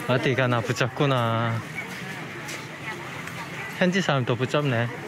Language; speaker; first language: Korean; native; Korean